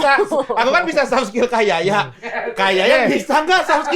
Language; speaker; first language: Indonesian; native; Indonesian